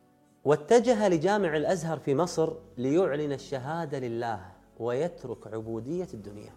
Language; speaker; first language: Arabic; native; Arabic